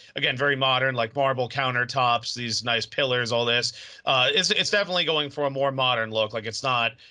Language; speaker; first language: English; native; English